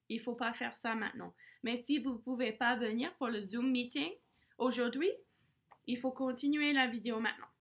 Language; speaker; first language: French; non-native, fluent; English